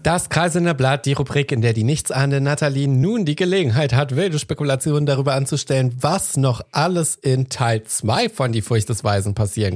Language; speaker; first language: German; native; German